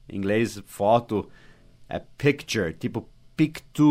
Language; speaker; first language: Portuguese; non-native, fluent; English